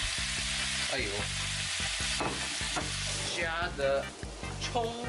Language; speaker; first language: Chinese; non-native, learner; English